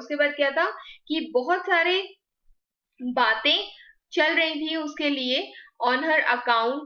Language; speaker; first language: Hindi; native; Hindi